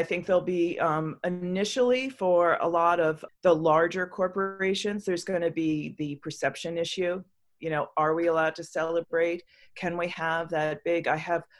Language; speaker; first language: English; native; English